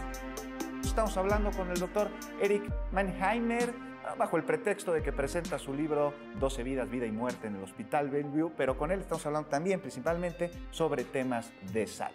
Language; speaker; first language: Spanish; native; Spanish